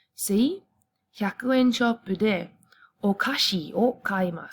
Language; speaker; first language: Japanese; non-native, fluent; English